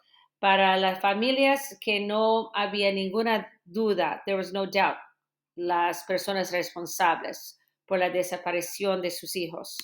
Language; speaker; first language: Spanish; non-native, fluent; English